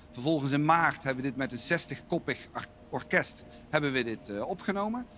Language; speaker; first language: Dutch; native; Dutch